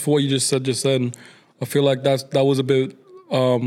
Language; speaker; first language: English; native; English